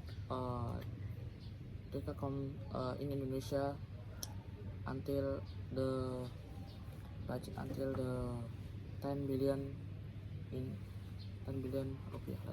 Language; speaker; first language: English; non-native, learner; Indonesian